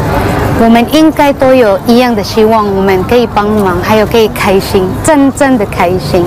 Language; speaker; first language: Chinese; non-native, fluent; Cebuano